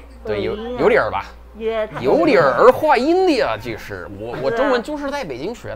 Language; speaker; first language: Chinese; non-native, fluent; English